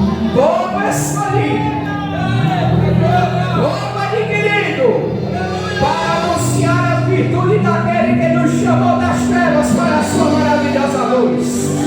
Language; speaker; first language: Portuguese; native; Portuguese